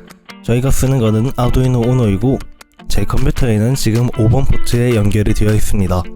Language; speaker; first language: Korean; native; Korean